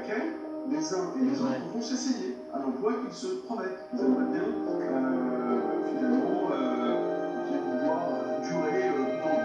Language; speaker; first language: French; native; French